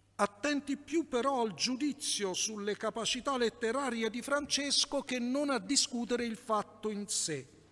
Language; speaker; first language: Italian; native; Italian